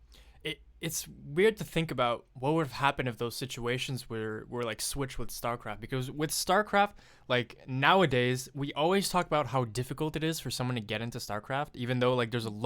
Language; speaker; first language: English; non-native, fluent; French